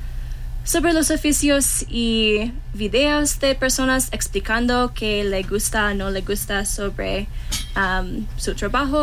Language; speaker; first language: Spanish; non-native, learner; English